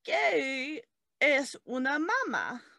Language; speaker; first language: Spanish; non-native, learner; English